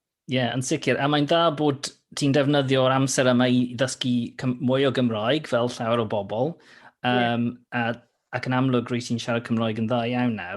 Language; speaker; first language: Welsh; non-native, fluent; English